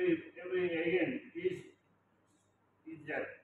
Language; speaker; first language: English; non-native, learner; Thai